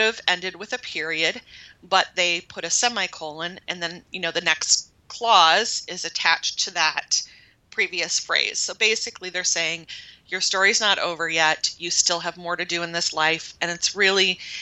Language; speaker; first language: English; native; English